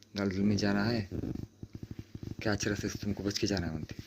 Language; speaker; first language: Hindi; non-native, local second language; Marathi